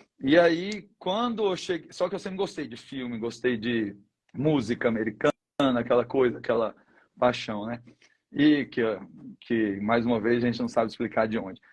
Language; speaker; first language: Portuguese; native; Portuguese